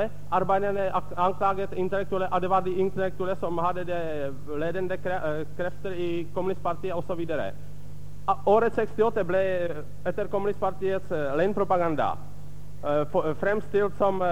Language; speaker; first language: Norwegian; non-native, fluent; Czech